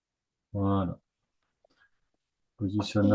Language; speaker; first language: French; native; French